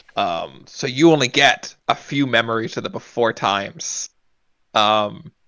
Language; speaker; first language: English; native; English